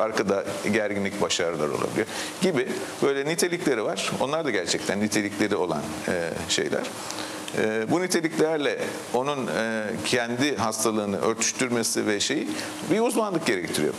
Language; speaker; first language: Turkish; native; Turkish